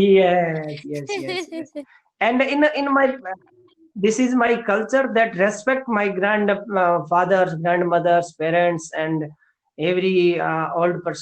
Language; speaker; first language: English; non-native, learner; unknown